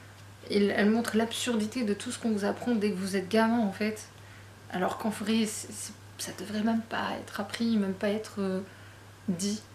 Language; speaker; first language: French; native; French